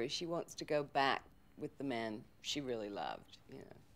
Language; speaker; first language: English; native; English